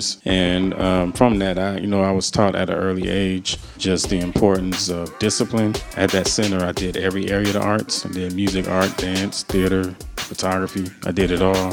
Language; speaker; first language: English; native; English